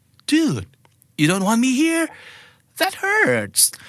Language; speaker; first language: English; non-native, fluent; Thai